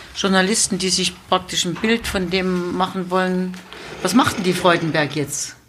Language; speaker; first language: German; native; German